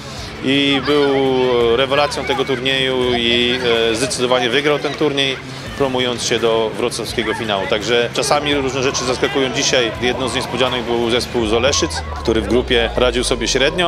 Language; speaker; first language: Polish; native; Polish